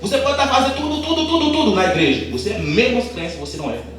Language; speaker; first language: Portuguese; non-native, learner; Haitian Creole